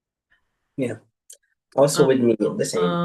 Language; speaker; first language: English; non-native, fluent; Portuguese